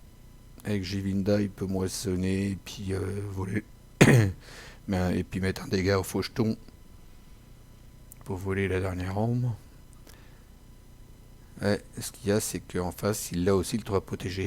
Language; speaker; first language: French; native; French